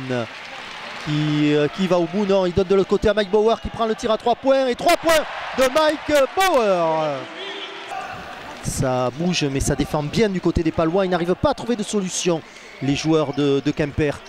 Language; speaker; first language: French; native; French